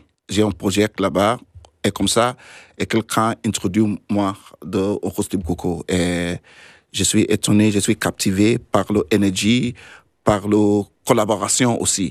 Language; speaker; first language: French; non-native, learner; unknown